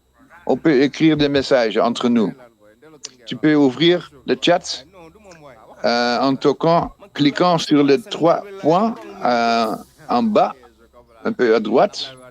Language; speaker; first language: French; non-native, fluent; Dutch